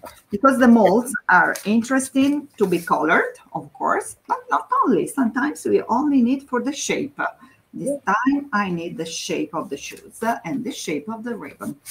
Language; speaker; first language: English; non-native, fluent; Italian